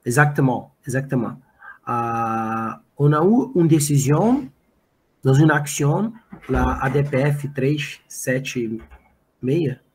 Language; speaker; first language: French; non-native, fluent; Portuguese